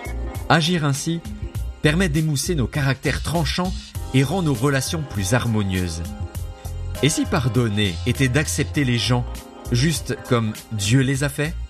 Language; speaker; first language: French; native; French